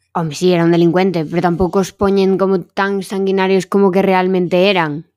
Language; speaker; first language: Galician; non-native, local second language; Spanish